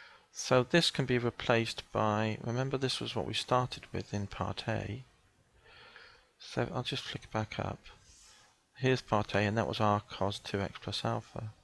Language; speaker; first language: English; native; English